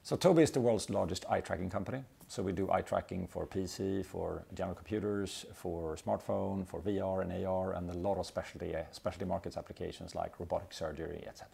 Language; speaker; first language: English; non-native, fluent; Swedish